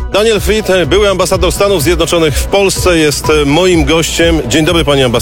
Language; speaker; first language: Polish; native; Polish